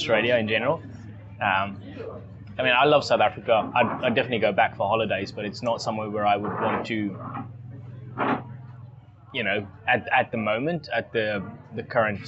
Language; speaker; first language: English; non-native, local second language; Afrikaans